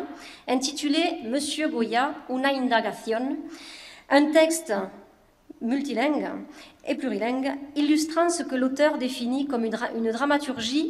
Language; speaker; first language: French; native; French